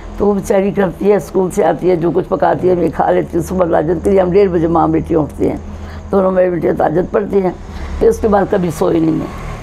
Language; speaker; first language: Urdu; non-native, local second language; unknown